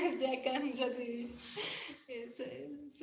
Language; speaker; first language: Indonesian; non-native, learner; Arabic